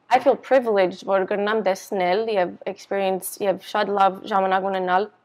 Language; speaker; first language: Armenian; early bilingual, heritage; Armenian